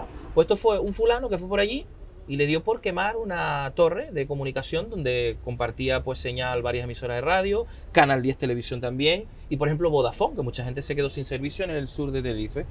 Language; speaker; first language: Spanish; native; Spanish